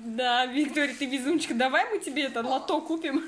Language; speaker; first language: Russian; early bilingual, heritage; Russian